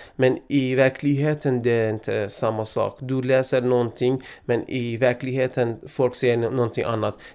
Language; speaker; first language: Swedish; non-native, fluent; Persian